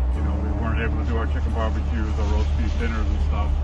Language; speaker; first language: English; native; English